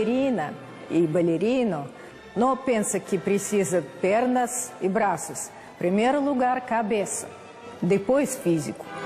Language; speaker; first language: Portuguese; non-native, learner; Russian